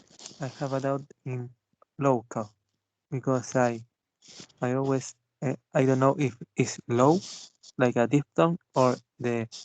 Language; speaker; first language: English; non-native, fluent; Spanish